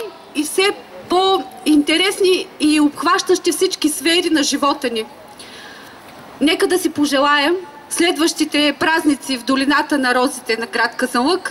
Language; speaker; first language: Bulgarian; native; Bulgarian